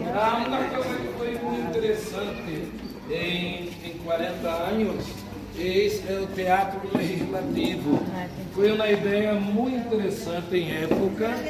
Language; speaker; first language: Spanish; non-native, learner; Portuguese